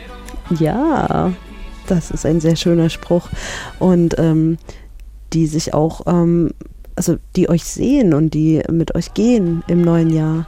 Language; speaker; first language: German; native; German